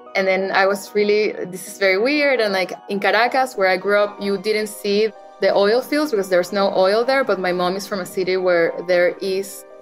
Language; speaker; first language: English; non-native, fluent; Spanish